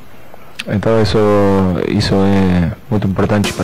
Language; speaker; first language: Portuguese; non-native, fluent; Spanish